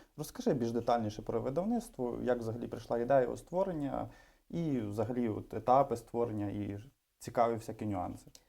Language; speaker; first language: Ukrainian; native; Ukrainian